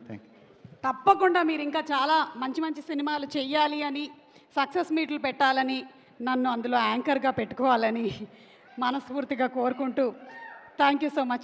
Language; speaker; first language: Telugu; native; Telugu